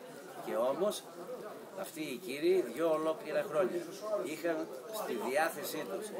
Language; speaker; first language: Greek; native; Greek